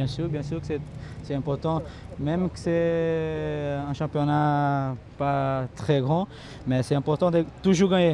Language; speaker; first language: French; non-native, learner; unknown